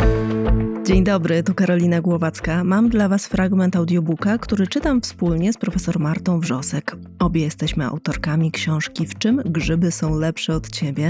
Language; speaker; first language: Polish; native; Polish